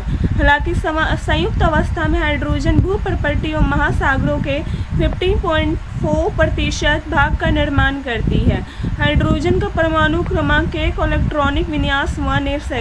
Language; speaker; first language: Hindi; native; Hindi